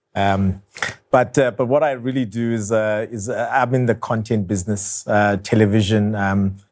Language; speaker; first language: English; non-native, local second language; Zulu